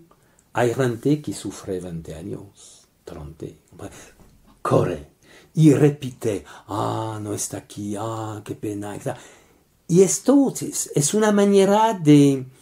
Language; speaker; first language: Spanish; non-native, learner; French